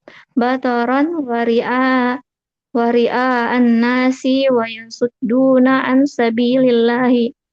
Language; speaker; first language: Arabic; non-native, learner; Indonesian